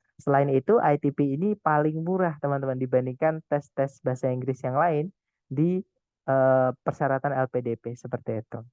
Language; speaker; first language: Indonesian; non-native, local second language; Javanese